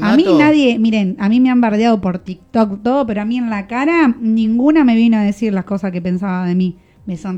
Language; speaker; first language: Spanish; native; Spanish